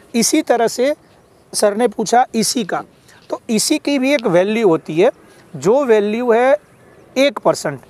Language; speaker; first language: Hindi; non-native, local second language; Gujarati